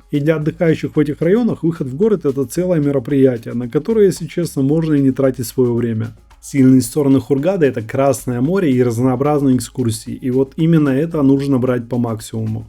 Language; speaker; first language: Russian; native; Russian